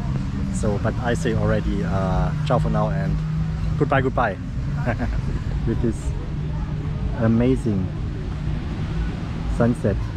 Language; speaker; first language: English; non-native, fluent; German